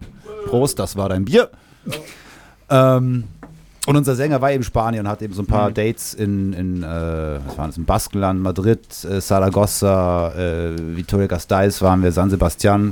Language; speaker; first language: German; native; German